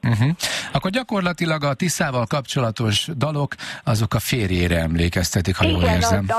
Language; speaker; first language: Hungarian; native; Hungarian